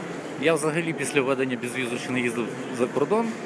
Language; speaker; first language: Ukrainian; native; Ukrainian